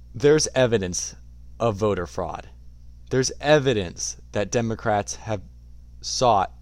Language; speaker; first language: English; native; English